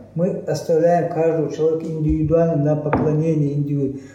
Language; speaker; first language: Russian; non-native, local second language; Chechen